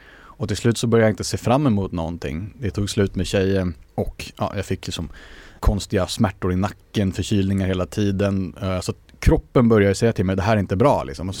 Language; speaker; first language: Swedish; native; Swedish